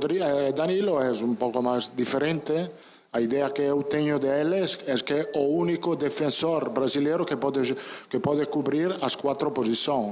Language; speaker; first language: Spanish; non-native, fluent; Italian